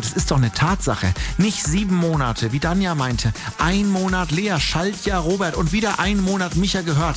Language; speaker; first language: German; native; German